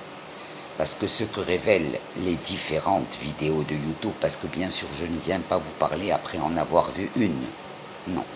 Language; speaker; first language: French; non-native, local second language; Arabic